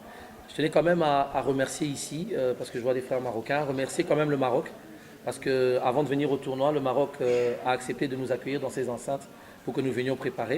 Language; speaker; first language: French; native; French